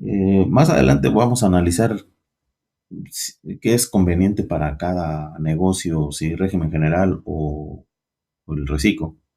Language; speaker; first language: Spanish; native; Spanish